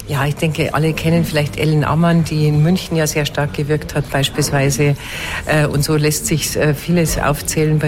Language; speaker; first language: German; native; German